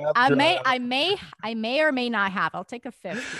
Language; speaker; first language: English; non-native, fluent; Russian